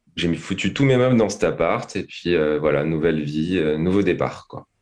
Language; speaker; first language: French; native; French